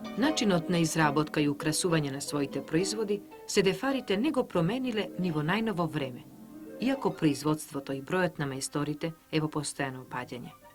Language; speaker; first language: Macedonian; native; Macedonian